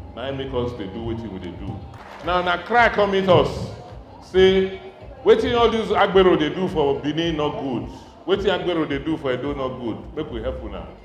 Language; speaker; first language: Nigerian Pidgin; non-native, local second language; Bini